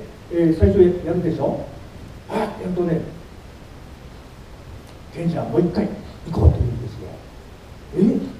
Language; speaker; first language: Japanese; native; Japanese